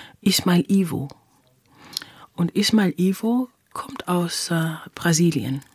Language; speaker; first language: German; non-native, fluent; English